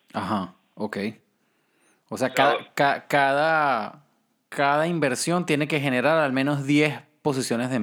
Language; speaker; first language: Spanish; native; Spanish